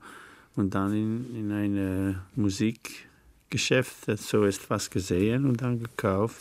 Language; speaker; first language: German; non-native, fluent; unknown